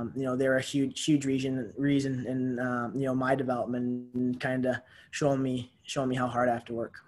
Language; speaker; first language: English; native; English